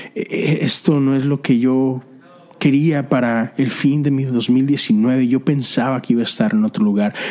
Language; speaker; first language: Spanish; native; Spanish